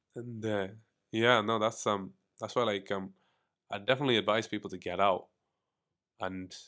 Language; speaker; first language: English; early bilingual, other home language; Hindi